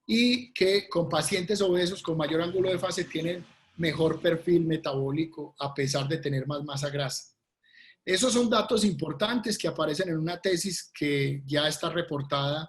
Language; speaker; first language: Spanish; native; Spanish